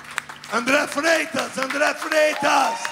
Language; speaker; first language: Portuguese; non-native, fluent; English